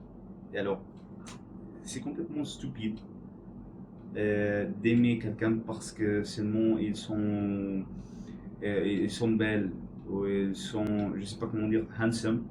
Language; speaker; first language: French; non-native, learner; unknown